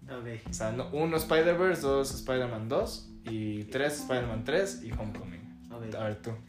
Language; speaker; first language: Spanish; native; Spanish